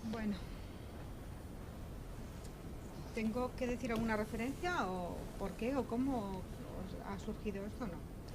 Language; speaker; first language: Spanish; native; Spanish